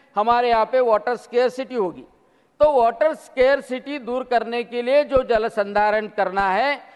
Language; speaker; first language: Hindi; non-native, local second language; Marathi